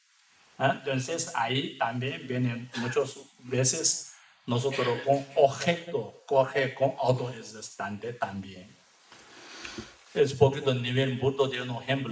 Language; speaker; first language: Spanish; non-native, learner; Tibetan